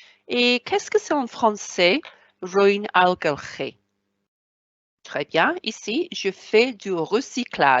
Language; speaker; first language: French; non-native, fluent; Welsh